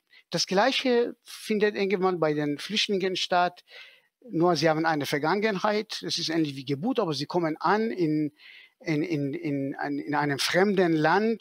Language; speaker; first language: German; non-native, fluent; Persian